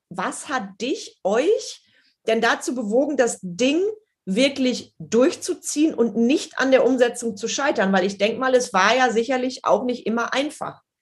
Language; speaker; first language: German; native; German